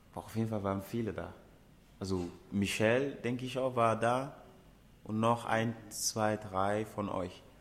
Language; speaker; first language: German; non-native, fluent; Ewe